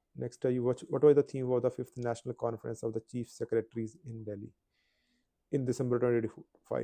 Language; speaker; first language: English; non-native, local second language; Punjabi